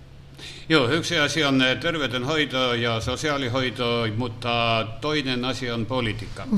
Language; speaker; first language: Finnish; non-native, learner; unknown